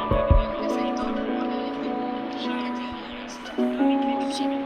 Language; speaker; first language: Spanish; native; Spanish